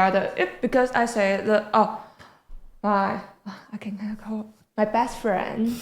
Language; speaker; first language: English; non-native, learner; Chinese